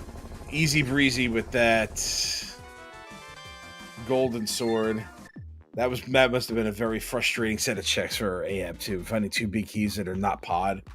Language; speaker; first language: English; native; English